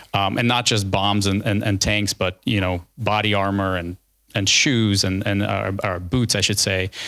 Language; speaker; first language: English; early bilingual, other home language; Ukrainian